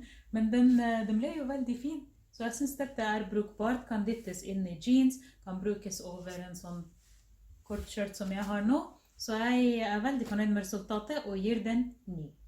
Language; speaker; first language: Norwegian; non-native, fluent; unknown